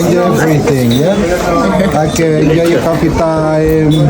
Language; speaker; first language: English; non-native, fluent; Indonesian